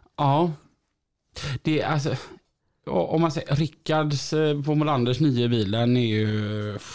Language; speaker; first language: Swedish; native; Swedish